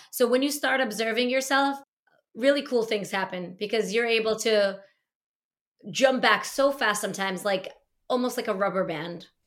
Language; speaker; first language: English; early bilingual, other home language; Russian